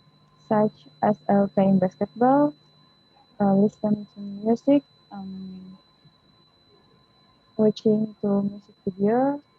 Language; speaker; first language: English; non-native, learner; Indonesian